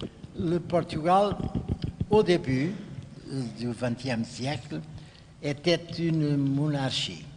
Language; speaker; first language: French; non-native, fluent; Portuguese